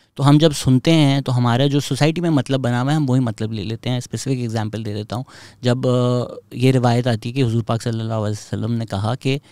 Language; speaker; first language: Urdu; native; Urdu